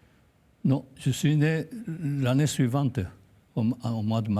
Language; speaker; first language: French; non-native, fluent; Japanese